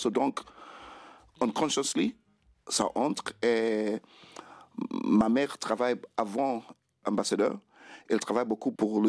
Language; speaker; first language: French; non-native, fluent; Krio